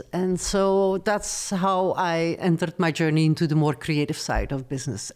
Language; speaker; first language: English; non-native, fluent; Dutch